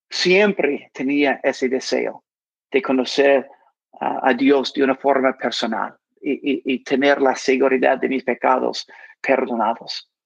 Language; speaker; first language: Spanish; non-native, fluent; English